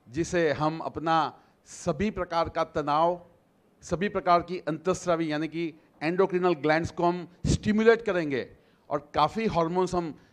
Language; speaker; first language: Hindi; non-native, local second language; Gujarati